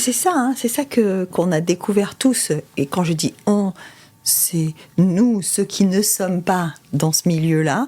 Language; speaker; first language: French; native; French